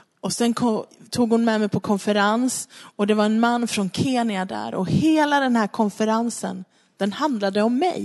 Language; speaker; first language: Swedish; non-native, fluent; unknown